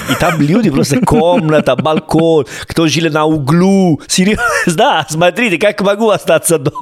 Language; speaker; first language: Russian; non-native, learner; Italian